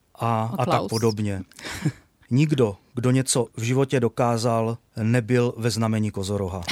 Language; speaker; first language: Czech; native; Czech